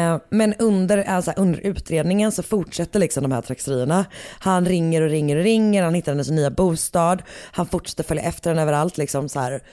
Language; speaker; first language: Swedish; native; Swedish